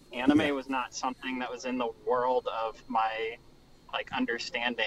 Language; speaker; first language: English; native; English